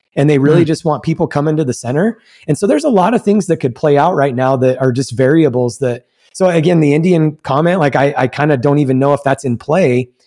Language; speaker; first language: English; early bilingual, other home language; Spanish